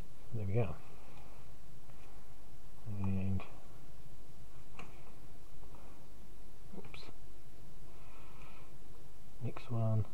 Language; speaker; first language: English; native; English